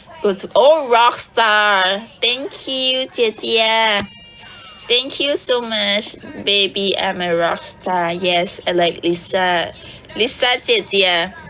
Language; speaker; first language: English; non-native, learner; Thai